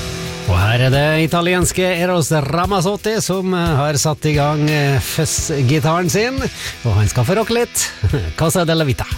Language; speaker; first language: Norwegian; native; Norwegian